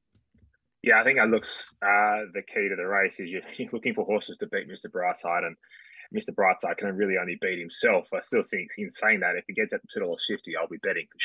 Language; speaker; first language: English; native; English